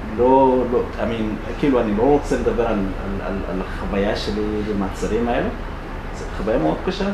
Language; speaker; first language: Hebrew; non-native, fluent; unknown